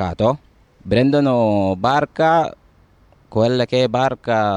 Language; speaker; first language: Italian; non-native, learner; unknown